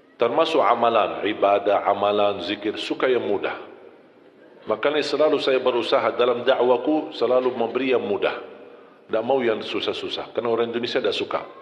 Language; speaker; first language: Malay; non-native, fluent; Arabic